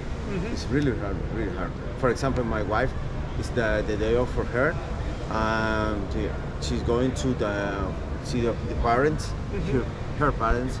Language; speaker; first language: English; non-native, learner; Spanish